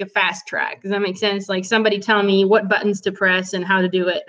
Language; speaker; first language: English; non-native, fluent; French